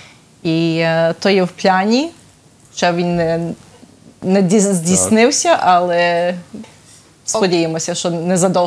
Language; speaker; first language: Ukrainian; early bilingual, heritage; Ukrainian